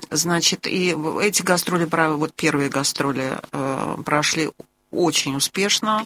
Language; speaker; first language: Russian; native; Russian